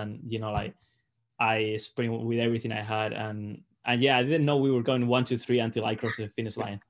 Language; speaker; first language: English; non-native, fluent; Spanish